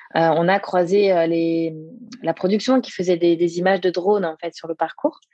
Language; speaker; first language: French; native; French